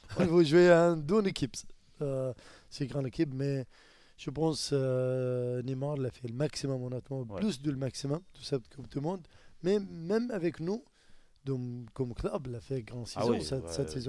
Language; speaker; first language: French; non-native, learner; Arabic